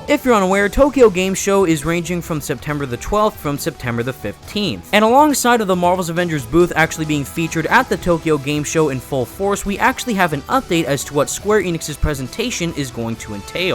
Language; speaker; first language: English; native; English